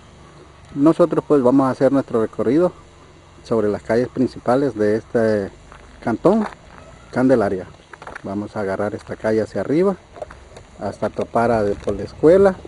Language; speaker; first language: Spanish; native; Spanish